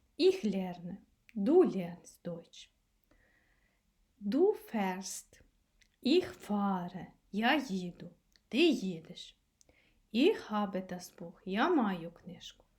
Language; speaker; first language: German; non-native, fluent; Ukrainian